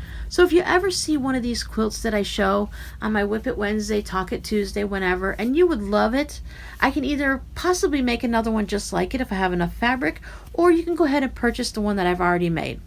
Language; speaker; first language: English; native; English